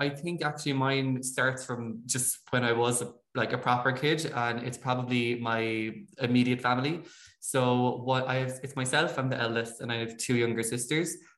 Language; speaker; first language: English; native; English